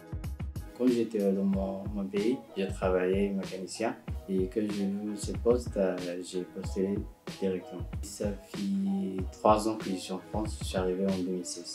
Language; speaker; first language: French; non-native, learner; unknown